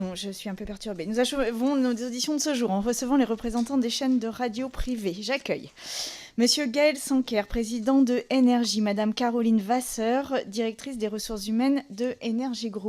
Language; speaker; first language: French; native; French